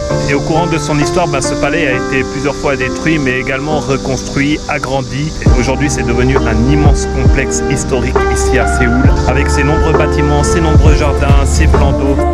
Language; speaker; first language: French; native; French